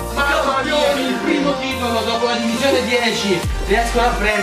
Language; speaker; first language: Italian; native; Italian